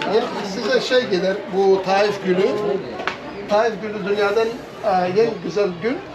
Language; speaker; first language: Turkish; non-native, learner; Arabic